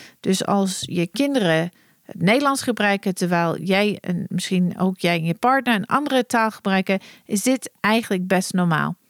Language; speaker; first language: Dutch; non-native, fluent; English